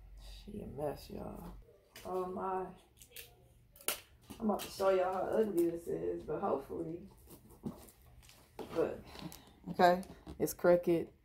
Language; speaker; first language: English; native; English